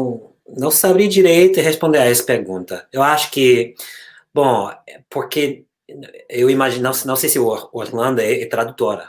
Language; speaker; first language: Portuguese; non-native, fluent; English